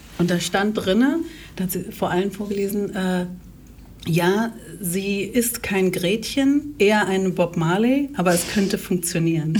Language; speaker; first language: German; native; German